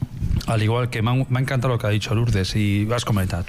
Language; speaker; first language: Spanish; native; Spanish